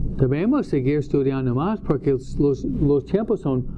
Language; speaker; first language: Spanish; non-native, fluent; English